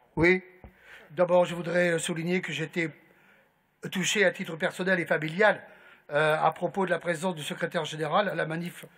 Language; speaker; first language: French; native; French